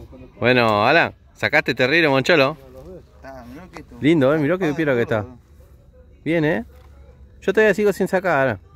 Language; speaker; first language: Spanish; native; Spanish